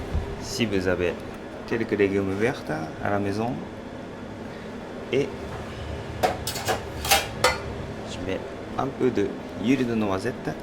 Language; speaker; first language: French; non-native, fluent; Japanese